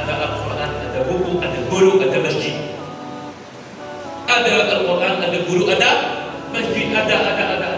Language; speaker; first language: Indonesian; non-native, learner; Arabic